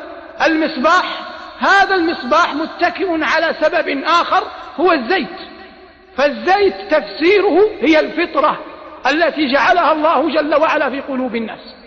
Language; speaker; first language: Arabic; native; Arabic